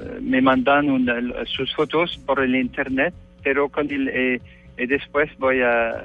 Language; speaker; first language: Spanish; non-native, learner; French